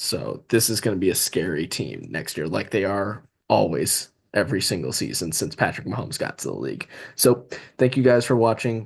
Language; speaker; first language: English; native; English